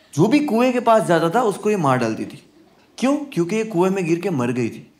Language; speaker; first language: Hindi; non-native, local second language; Gujarati